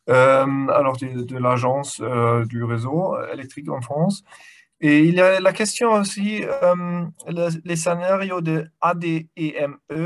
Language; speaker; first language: French; non-native, fluent; German